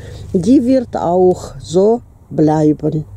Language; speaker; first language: German; non-native, fluent; Russian